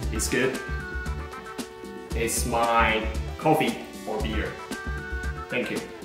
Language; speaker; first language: English; non-native, learner; Chinese